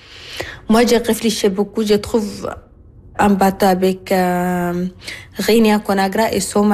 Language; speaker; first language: French; non-native, learner; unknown